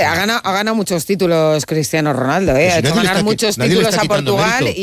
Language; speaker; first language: Spanish; native; Spanish